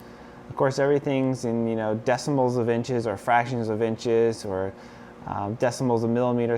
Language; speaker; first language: English; native; English